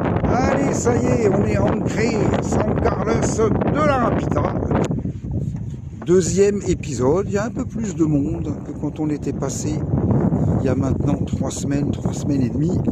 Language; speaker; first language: French; native; French